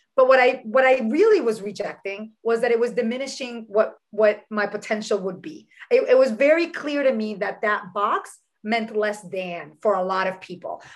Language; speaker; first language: English; early bilingual, other home language; Spanish